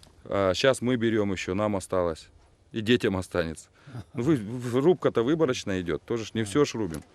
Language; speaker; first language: Russian; native; Russian